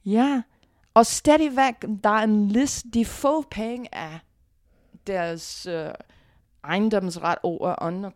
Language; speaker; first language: Danish; non-native, fluent; English